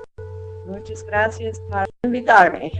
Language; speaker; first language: Spanish; non-native, fluent; English